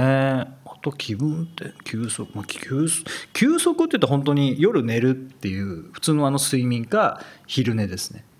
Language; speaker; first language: Japanese; native; Japanese